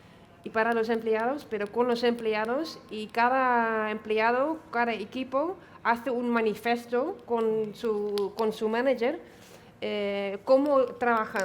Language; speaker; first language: Spanish; non-native, fluent; Dutch